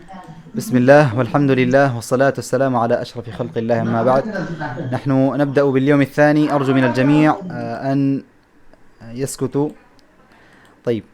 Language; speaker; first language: Arabic; non-native, fluent; Bangla